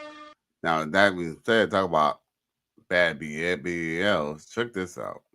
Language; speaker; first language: English; native; English